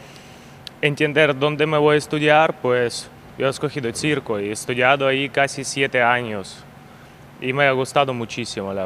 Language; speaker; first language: Spanish; non-native, learner; Ukrainian